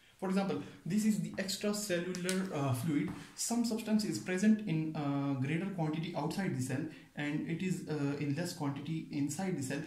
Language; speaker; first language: English; non-native, local second language; Pashto